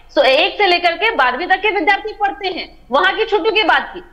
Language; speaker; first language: Hindi; native; Hindi